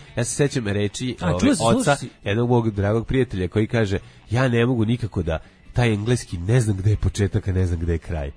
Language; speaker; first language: Serbian; native; Serbian